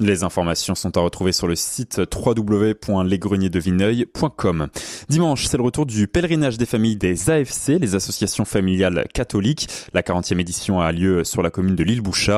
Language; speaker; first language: French; native; French